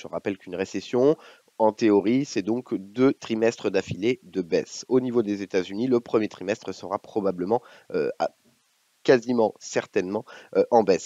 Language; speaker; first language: French; native; French